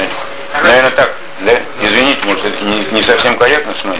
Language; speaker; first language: Russian; native; Russian